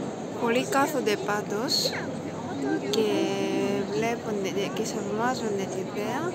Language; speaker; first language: Greek; non-native, fluent; Japanese